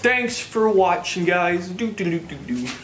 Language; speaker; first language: English; native; English